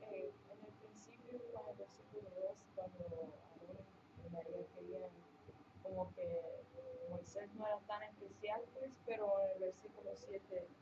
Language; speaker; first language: Spanish; early bilingual, heritage; Spanish